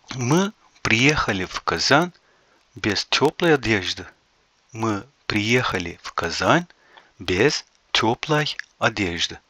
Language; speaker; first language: Russian; non-native, fluent; Turkish